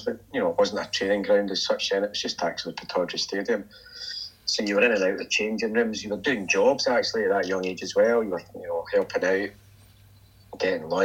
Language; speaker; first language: English; native; English